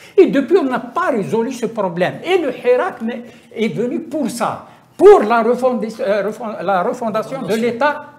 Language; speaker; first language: French; non-native, local second language; Arabic